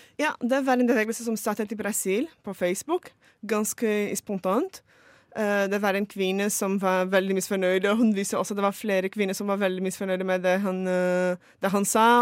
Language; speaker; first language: Norwegian; non-native, fluent; Portuguese